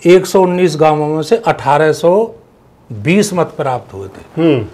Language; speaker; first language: Hindi; native; Hindi